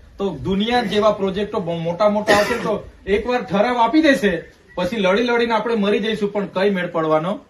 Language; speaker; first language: Gujarati; non-native, local second language; Vasavi